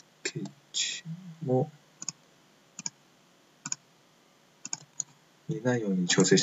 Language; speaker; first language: Japanese; non-native, fluent; Chinese